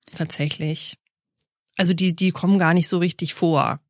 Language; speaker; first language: German; native; German